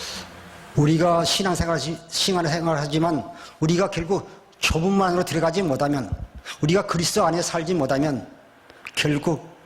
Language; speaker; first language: Korean; native; Korean